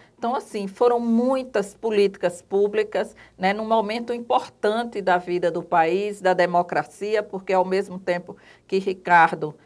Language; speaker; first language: Portuguese; native; Portuguese